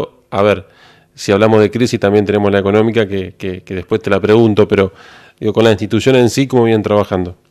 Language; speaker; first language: Spanish; native; Spanish